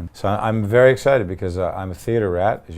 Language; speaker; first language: English; native; English